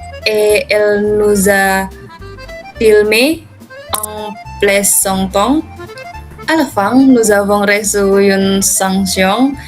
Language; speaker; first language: French; non-native, learner; Indonesian